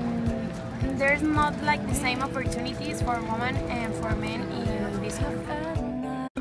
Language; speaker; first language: English; non-native, fluent; Spanish